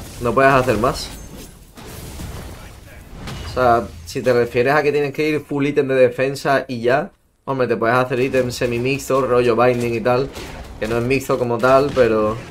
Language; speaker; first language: Spanish; native; Spanish